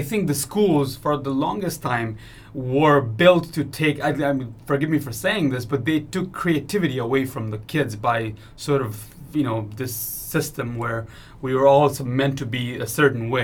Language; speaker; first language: English; non-native, local second language; Nepali